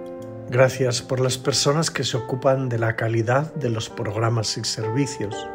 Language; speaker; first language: Spanish; native; Spanish